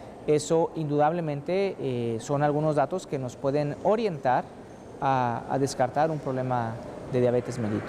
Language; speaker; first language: Spanish; native; Spanish